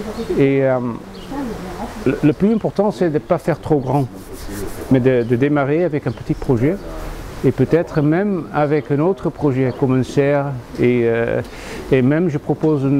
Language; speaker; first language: French; non-native, fluent; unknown